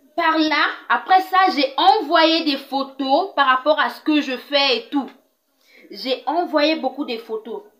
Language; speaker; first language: French; non-native, local second language; Lingala